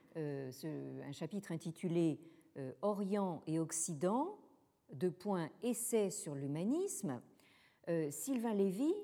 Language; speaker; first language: French; native; French